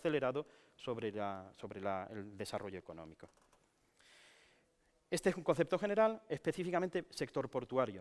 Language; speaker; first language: Spanish; native; Spanish